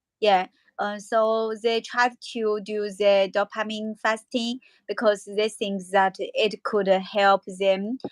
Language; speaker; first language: English; non-native, learner; Chinese